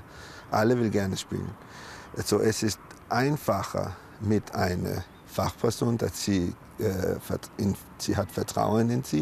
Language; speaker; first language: German; non-native, learner; Danish